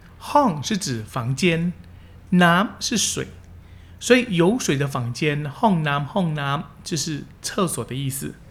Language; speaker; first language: Chinese; early bilingual, heritage; Chinese